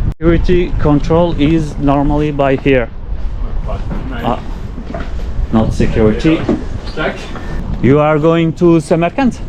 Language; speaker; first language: English; non-native, learner; Turkish